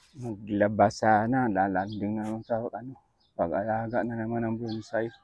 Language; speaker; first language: Filipino; non-native, local second language; Cebuano